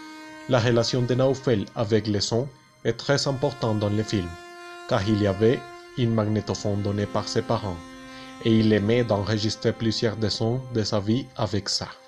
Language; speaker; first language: French; non-native, learner; Spanish